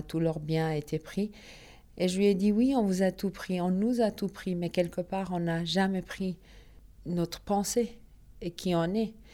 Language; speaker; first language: French; early bilingual, other home language; Persian